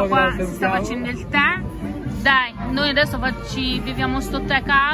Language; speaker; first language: Italian; native; Italian